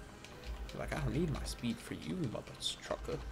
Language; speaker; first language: English; native; English